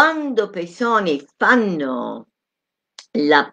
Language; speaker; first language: Italian; non-native, fluent; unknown